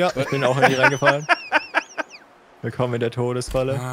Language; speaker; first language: German; native; German